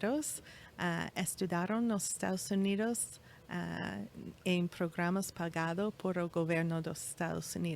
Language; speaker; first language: Portuguese; non-native, fluent; English